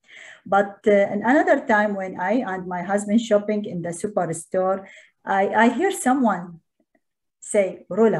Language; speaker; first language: English; non-native, learner; Arabic